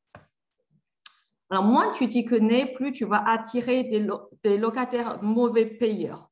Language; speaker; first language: French; native; French